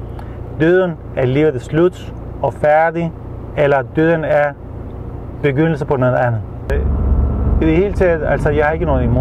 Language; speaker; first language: Danish; non-native, fluent; Persian